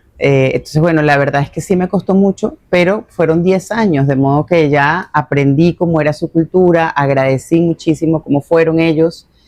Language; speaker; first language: Spanish; native; Spanish